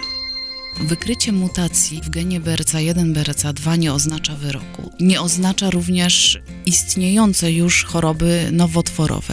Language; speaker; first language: Polish; native; Polish